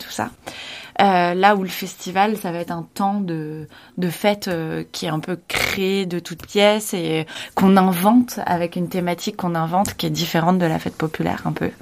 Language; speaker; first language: French; native; French